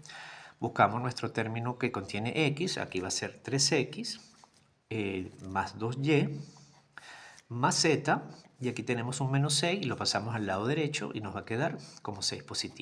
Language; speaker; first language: Spanish; native; Spanish